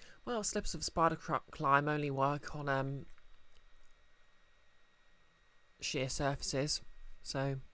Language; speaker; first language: English; native; English